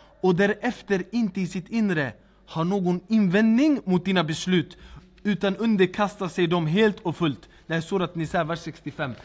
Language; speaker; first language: Swedish; early bilingual, other home language; Arabic